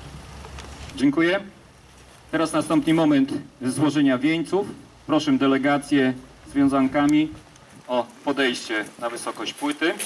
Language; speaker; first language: Polish; native; Polish